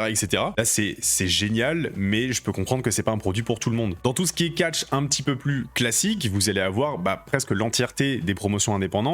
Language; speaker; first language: French; native; French